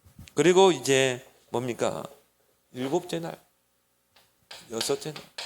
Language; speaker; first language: Korean; native; Korean